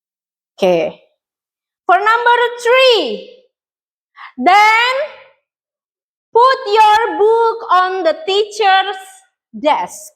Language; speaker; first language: English; non-native, learner; Indonesian